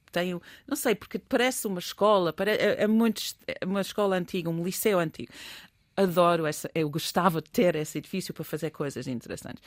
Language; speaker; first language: Portuguese; non-native, fluent; English